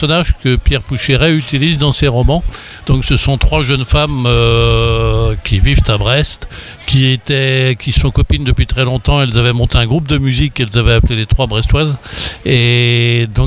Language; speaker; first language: French; native; French